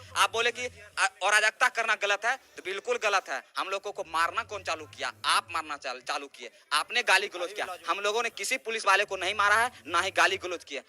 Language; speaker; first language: Hindi; native; Hindi